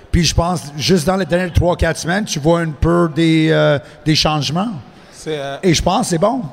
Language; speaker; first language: French; non-native, fluent; English